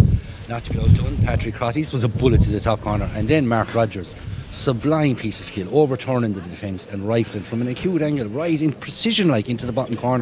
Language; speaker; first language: English; native; English